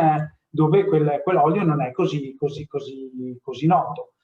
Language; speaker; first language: Italian; native; Italian